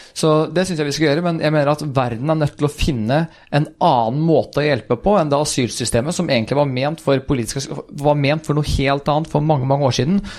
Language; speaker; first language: Norwegian; early bilingual, other home language; Swedish